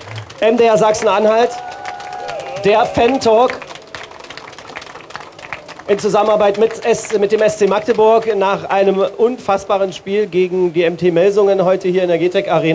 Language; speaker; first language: German; native; German